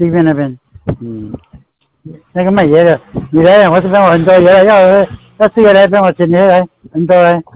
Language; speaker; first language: Chinese; non-native, local second language; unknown